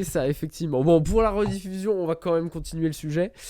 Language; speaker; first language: French; native; French